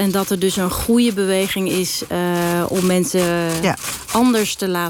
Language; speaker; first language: Dutch; native; Dutch